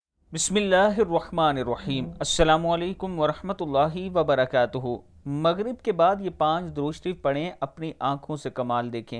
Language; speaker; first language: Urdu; non-native, local second language; Punjabi